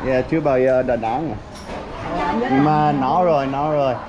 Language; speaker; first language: Vietnamese; non-native, learner; English